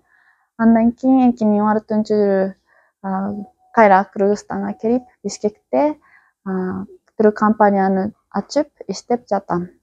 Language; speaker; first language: Kyrgyz; non-native, fluent; Japanese